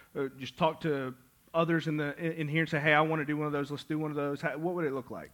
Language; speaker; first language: English; native; English